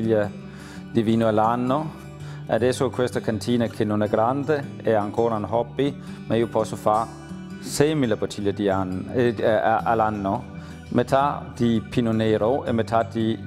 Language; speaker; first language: Italian; non-native, fluent; Danish